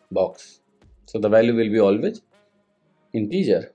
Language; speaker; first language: English; non-native, local second language; Hindi